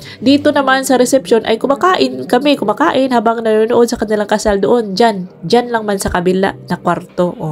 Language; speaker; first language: Filipino; non-native, local second language; Cebuano